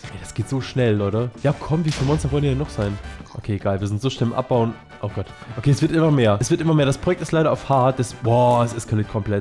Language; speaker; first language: German; native; German